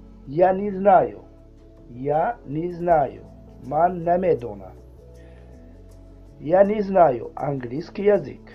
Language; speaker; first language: Russian; non-native, learner; Tajik